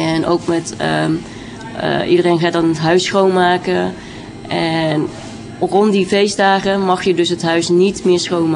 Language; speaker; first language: Dutch; early bilingual, other home language; Vietnamese